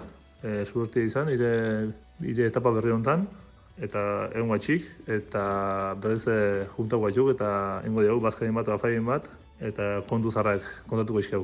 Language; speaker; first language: Basque; native; Basque